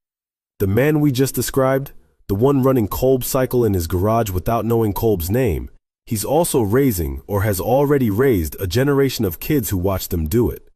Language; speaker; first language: English; native; English